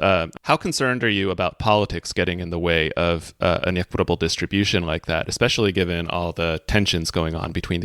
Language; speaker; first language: English; native; English